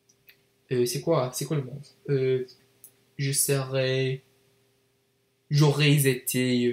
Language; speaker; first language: French; non-native, learner; English